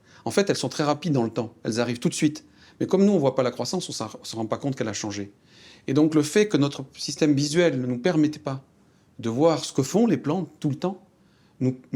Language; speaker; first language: French; native; French